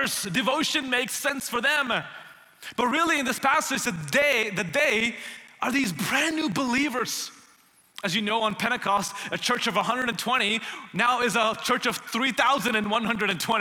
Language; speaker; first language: English; non-native, local second language; Malayalam